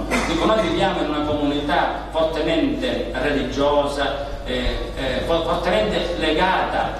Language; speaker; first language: Italian; native; Italian